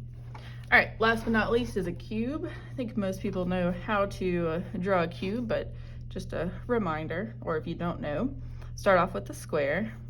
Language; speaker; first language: English; native; English